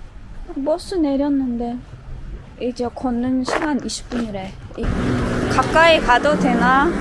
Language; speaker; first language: Korean; non-native, fluent; Turkmen